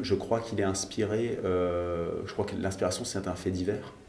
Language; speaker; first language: French; native; French